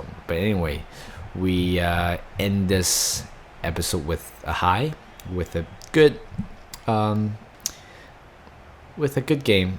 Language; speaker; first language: English; non-native, fluent; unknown